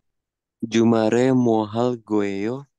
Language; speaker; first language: Korean; non-native, learner; Indonesian